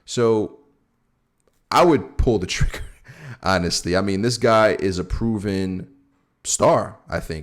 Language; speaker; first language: English; native; English